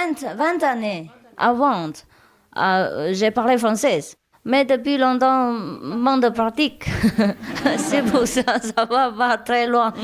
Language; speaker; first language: French; non-native, learner; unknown